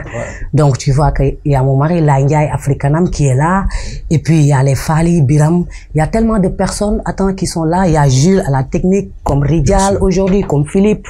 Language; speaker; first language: French; non-native, local second language; Wolof